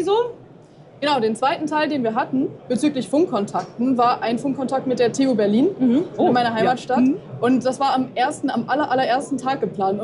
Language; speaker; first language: German; native; German